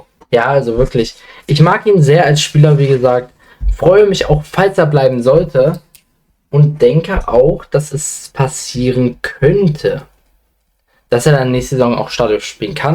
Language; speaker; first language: German; native; German